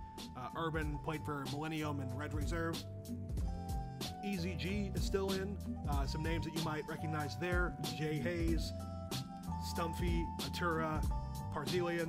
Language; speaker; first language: English; native; English